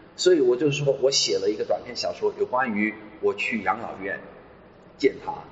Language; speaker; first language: Chinese; non-native, fluent; English